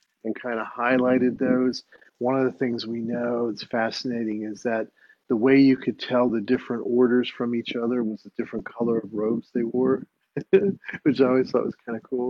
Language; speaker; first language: English; native; English